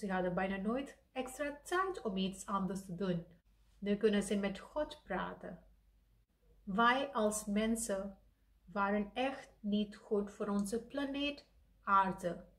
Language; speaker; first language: Dutch; non-native, fluent; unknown